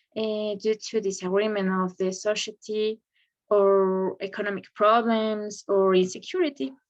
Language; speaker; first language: English; non-native, learner; Spanish